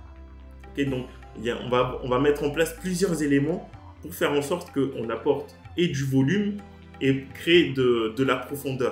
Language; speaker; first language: French; native; French